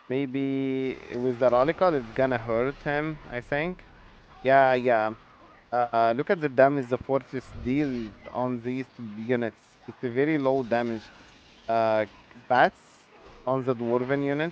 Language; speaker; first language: English; non-native, fluent; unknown